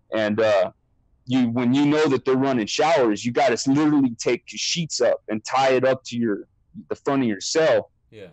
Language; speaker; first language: English; native; English